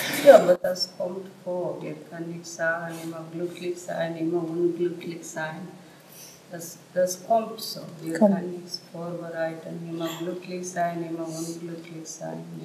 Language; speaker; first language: German; non-native, learner; Telugu